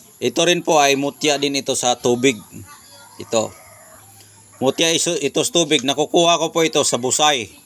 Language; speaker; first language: Filipino; non-native, local second language; Cebuano